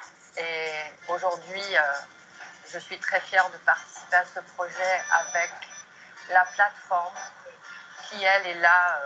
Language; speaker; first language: French; non-native, local second language; Malagasy